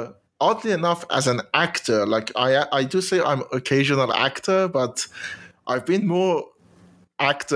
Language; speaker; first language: English; non-native, fluent; Persian